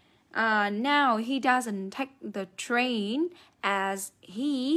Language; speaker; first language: English; non-native, fluent; Vietnamese